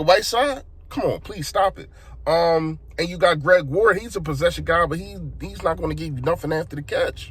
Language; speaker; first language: English; native; English